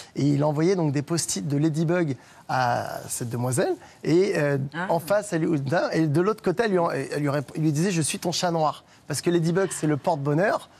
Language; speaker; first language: French; native; French